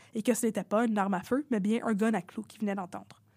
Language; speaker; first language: French; native; French